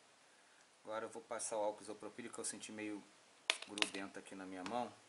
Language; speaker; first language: Portuguese; native; Portuguese